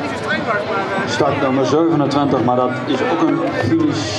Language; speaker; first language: Dutch; native; Dutch